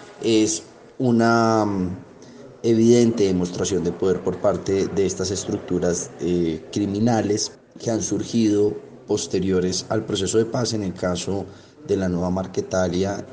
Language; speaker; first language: Spanish; native; Spanish